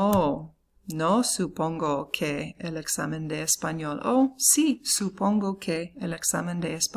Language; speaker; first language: Spanish; non-native, fluent; English